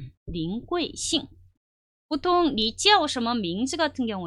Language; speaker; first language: Chinese; non-native, fluent; Korean